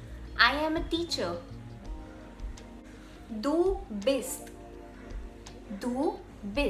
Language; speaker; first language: German; non-native, fluent; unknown